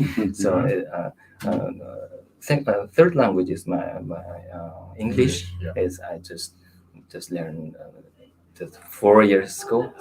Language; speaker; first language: English; non-native, learner; Mongolian